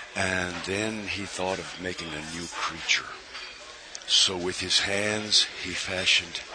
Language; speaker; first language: English; native; English